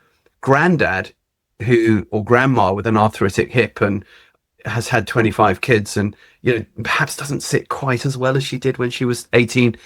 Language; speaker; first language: English; native; English